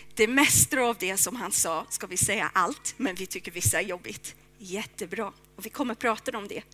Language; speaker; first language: Swedish; non-native, fluent; English